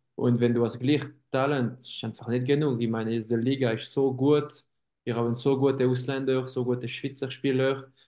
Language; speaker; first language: German; non-native, local second language; French